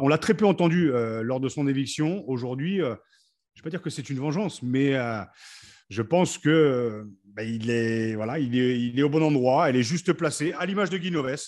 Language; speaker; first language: French; native; French